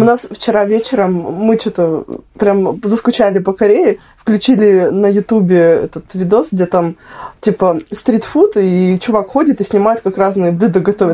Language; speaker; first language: Russian; native; Russian